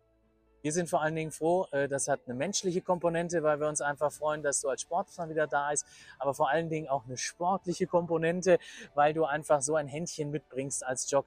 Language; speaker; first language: German; native; German